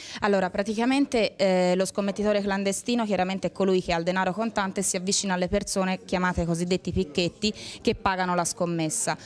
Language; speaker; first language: Italian; native; Italian